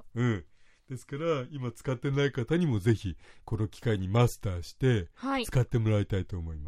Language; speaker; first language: Japanese; native; Japanese